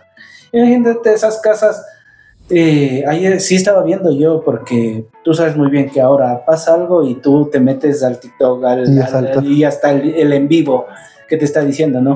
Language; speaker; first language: Spanish; native; Spanish